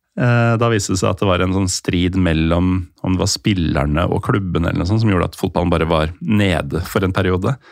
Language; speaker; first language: Norwegian; native; Norwegian